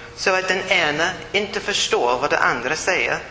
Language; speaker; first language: Swedish; non-native, fluent; English